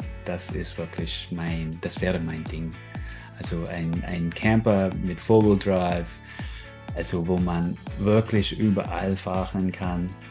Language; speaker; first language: German; non-native, fluent; English